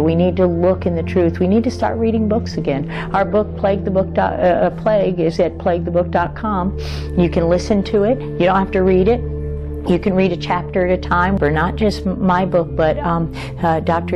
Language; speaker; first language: English; native; English